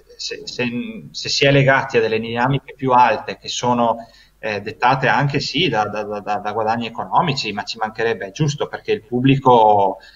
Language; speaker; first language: Italian; native; Italian